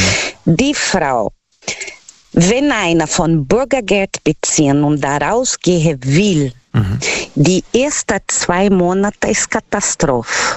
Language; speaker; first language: German; non-native, learner; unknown